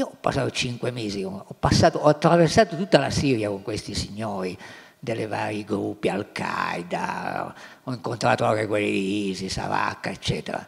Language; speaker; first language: Italian; native; Italian